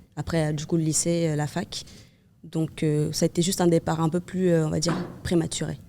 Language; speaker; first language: French; non-native, fluent; Kabuverdianu